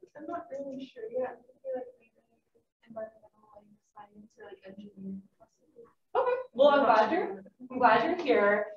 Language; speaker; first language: English; native; English